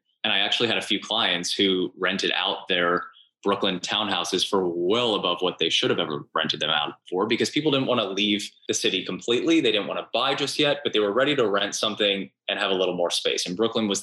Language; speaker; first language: English; native; English